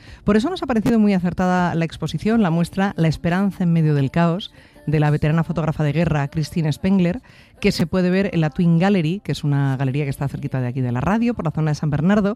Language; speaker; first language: Spanish; native; Spanish